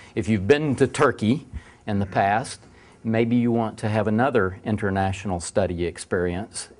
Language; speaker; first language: English; native; English